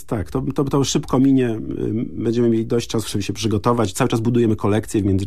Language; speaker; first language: Polish; native; Polish